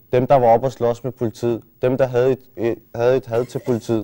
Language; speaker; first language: Danish; early bilingual, other home language; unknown